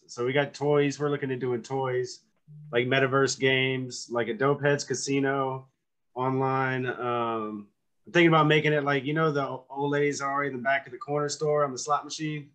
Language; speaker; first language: English; native; English